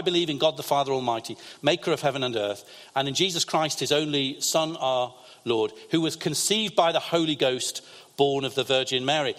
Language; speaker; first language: English; native; English